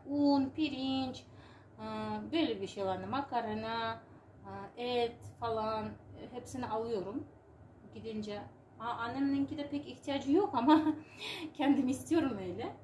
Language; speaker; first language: Turkish; non-native, learner; Uzbek